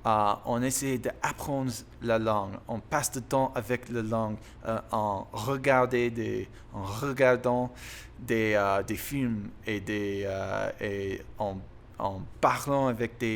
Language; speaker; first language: French; non-native, learner; English